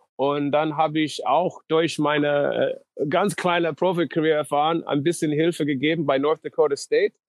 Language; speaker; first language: German; non-native, fluent; English